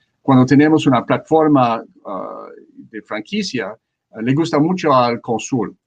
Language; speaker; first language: Spanish; non-native, learner; French